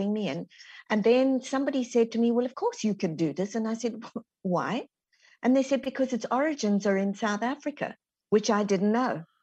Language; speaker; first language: English; native; English